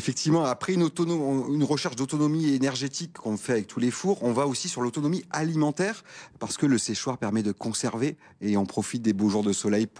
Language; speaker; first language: French; native; French